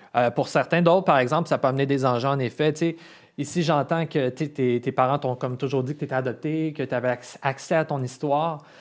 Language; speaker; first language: French; native; French